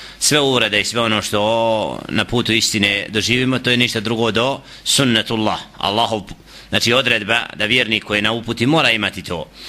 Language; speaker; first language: Bosnian; native; Bosnian